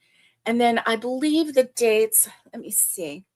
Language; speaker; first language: English; native; English